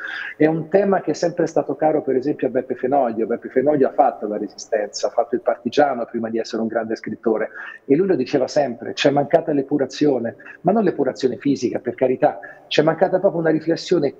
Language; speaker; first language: Italian; native; Italian